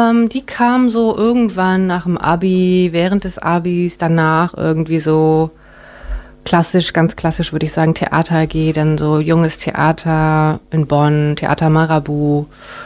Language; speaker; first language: German; early bilingual, other home language; Japanese